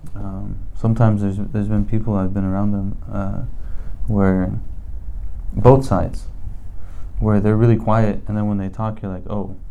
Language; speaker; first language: English; native; English